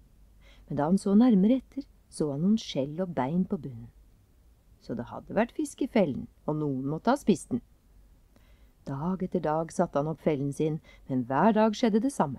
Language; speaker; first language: Norwegian; native; Norwegian